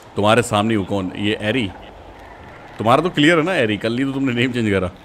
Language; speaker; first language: Hindi; native; Hindi